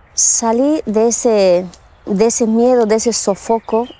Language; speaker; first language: Spanish; native; Spanish